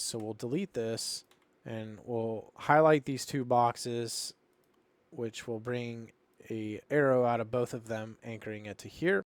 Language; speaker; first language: English; native; English